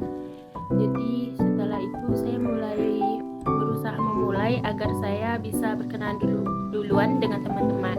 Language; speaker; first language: Indonesian; non-native, local second language; Minangkabau